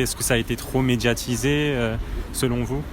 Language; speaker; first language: French; native; French